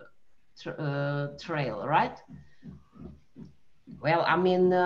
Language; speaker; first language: English; non-native, fluent; Indonesian